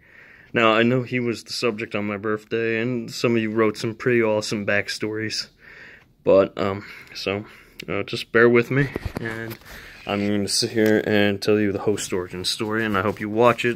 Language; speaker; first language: English; native; English